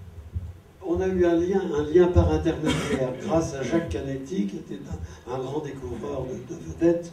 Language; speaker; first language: French; native; French